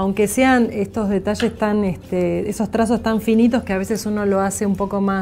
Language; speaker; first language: Spanish; native; Spanish